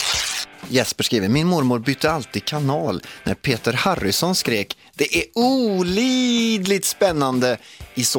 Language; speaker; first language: Swedish; native; Swedish